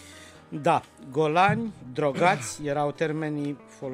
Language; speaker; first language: Romanian; native; Romanian